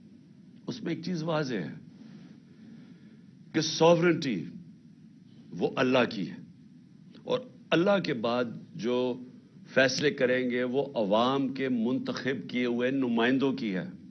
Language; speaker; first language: Urdu; native; Urdu